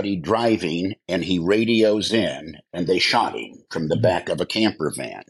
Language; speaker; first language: English; native; English